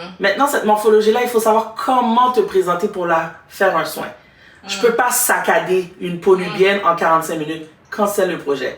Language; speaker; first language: French; native; French